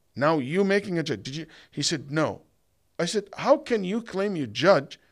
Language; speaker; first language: English; non-native, fluent; Arabic